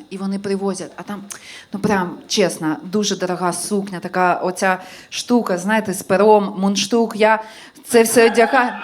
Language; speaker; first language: Ukrainian; non-native, local second language; Russian